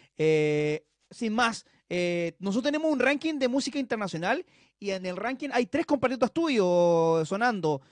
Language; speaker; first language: Spanish; native; Spanish